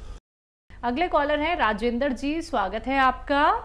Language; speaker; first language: Hindi; native; Hindi